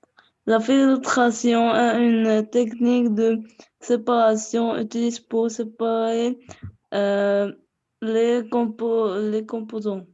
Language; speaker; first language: French; non-native, local second language; Arabic